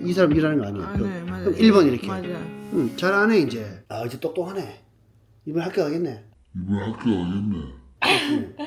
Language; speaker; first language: Korean; native; Korean